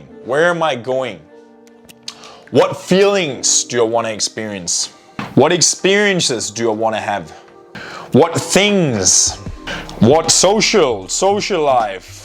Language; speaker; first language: English; non-native, fluent; Danish